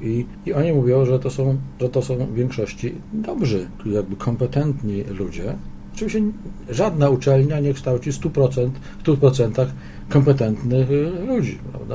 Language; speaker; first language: Polish; native; Polish